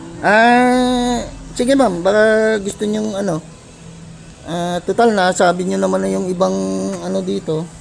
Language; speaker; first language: Filipino; native; Filipino